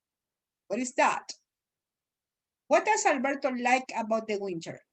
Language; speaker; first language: English; non-native, fluent; Spanish